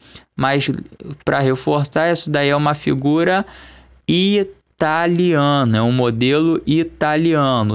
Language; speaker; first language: Portuguese; native; Portuguese